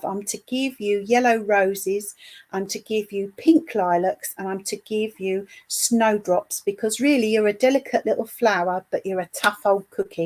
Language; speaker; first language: English; native; English